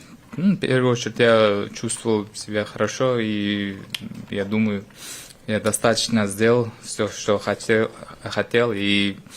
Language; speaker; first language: Russian; non-native, fluent; Uzbek